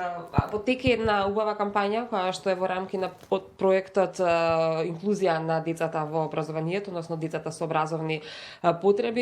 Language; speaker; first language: Macedonian; native; Macedonian